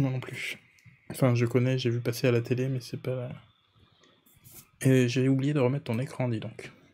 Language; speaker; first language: French; native; French